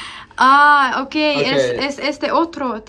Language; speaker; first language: Spanish; non-native, learner; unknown